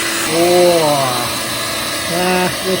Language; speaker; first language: Japanese; native; Japanese